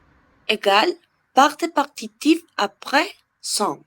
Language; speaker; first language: French; non-native, learner; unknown